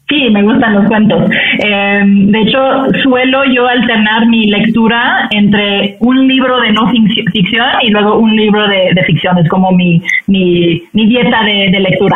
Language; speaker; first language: Spanish; non-native, fluent; French